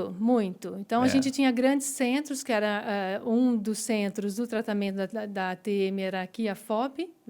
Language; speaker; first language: Portuguese; native; Portuguese